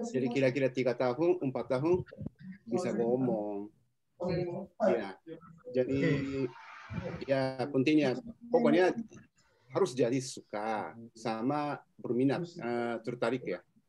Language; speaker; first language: Indonesian; non-native, fluent; Japanese